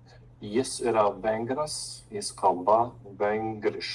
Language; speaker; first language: Lithuanian; non-native, learner; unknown